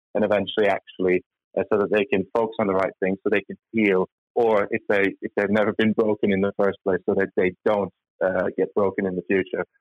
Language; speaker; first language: English; non-native, fluent; Norwegian